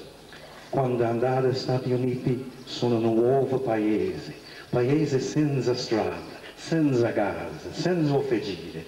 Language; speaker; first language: Italian; early bilingual, heritage; English